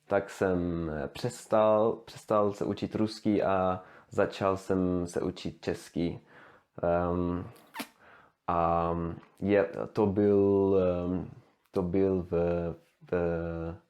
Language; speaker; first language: Czech; non-native, learner; Swedish